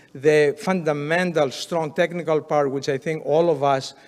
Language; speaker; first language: English; non-native, fluent; Greek